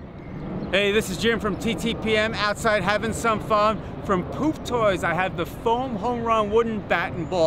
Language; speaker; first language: English; native; English